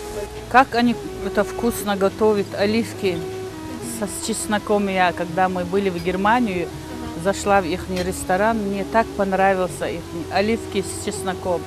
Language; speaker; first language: Russian; non-native, local second language; Chechen